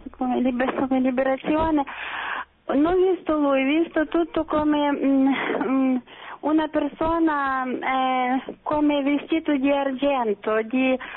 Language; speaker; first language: Italian; non-native, learner; Russian